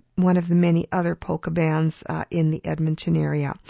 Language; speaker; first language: English; early bilingual, other home language; Ukrainian